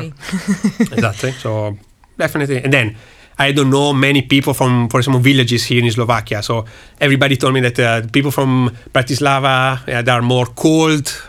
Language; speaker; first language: English; non-native, learner; Italian